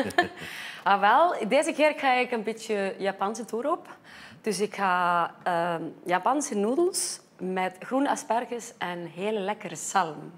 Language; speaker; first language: Dutch; non-native, fluent; Icelandic